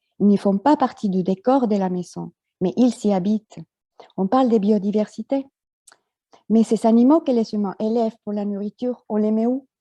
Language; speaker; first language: French; non-native, fluent; Spanish